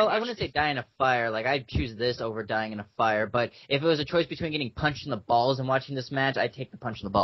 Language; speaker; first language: English; native; English